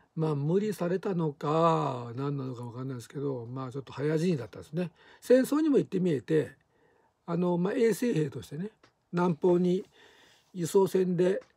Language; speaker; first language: Japanese; native; Japanese